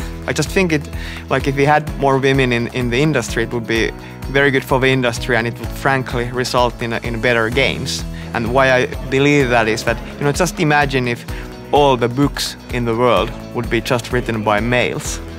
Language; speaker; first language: English; non-native, fluent; Finnish